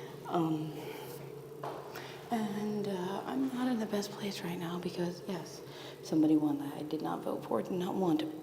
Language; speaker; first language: English; native; English